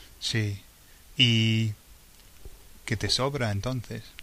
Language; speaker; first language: Spanish; non-native, fluent; English